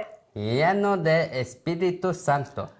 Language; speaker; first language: Spanish; non-native, learner; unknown